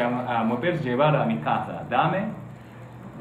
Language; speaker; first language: Spanish; non-native, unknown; Japanese